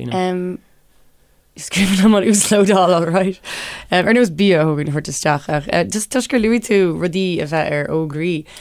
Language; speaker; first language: Irish; non-native, local second language; English